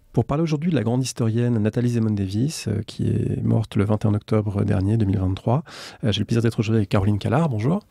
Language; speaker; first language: French; native; French